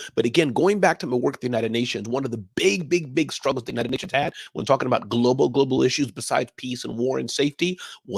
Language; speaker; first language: English; native; English